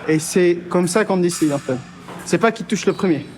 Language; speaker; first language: French; non-native, local second language; Arabic